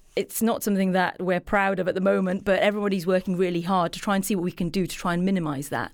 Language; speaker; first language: English; native; English